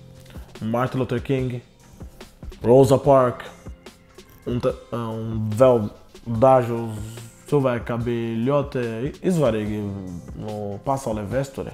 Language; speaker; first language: Latvian; non-native, learner; Portuguese